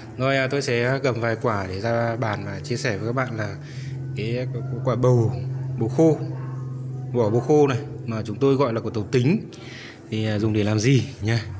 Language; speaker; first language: Vietnamese; non-native, local second language; Tày